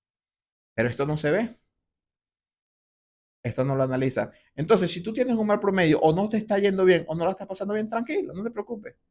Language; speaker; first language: Spanish; native; Spanish